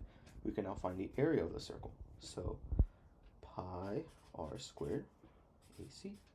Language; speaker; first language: English; native; English